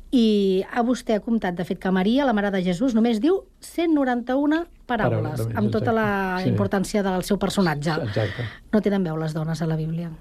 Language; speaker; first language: Catalan; native; Catalan